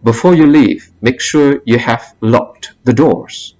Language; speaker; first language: English; non-native, fluent; Indonesian